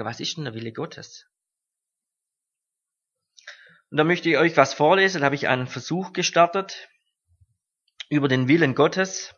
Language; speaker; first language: German; native; German